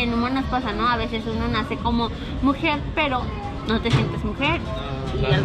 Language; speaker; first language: Spanish; native; Spanish